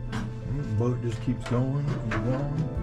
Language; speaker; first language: English; native; English